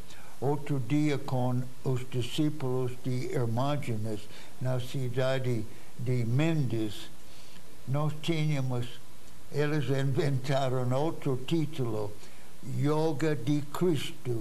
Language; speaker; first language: Portuguese; non-native, fluent; English